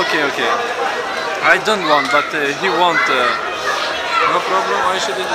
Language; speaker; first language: English; non-native, learner; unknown